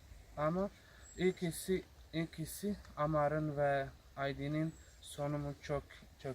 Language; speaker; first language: Turkish; non-native, learner; Bosnian